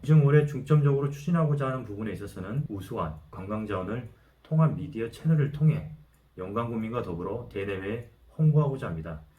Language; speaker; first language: Korean; native; Korean